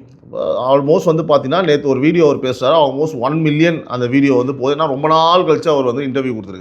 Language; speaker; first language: Tamil; native; Tamil